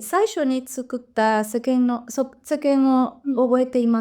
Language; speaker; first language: Japanese; non-native, learner; Spanish